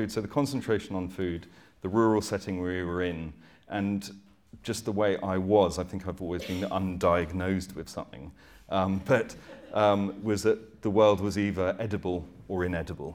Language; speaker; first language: English; native; English